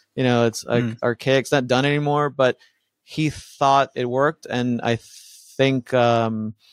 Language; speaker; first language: English; early bilingual, other home language; Spanish